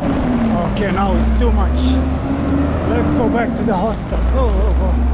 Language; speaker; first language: English; non-native, fluent; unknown